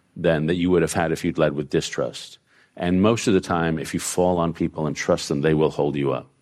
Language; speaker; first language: English; native; English